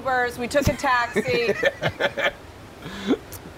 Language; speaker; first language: English; native; English